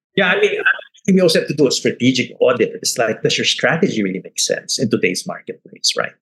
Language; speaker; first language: English; non-native, local second language; Filipino